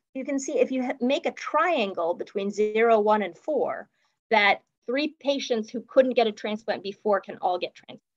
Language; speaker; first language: English; native; English